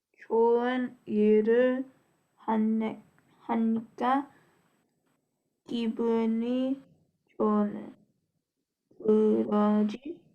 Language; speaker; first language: Korean; non-native, learner; English